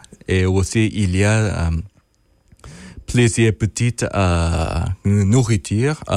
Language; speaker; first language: French; non-native, fluent; Korean